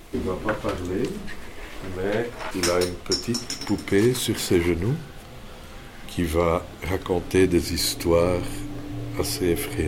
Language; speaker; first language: French; non-native, local second language; Dutch